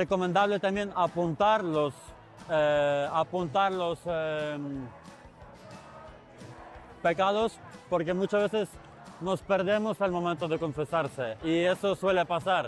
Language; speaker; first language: Spanish; non-native, fluent; Ukrainian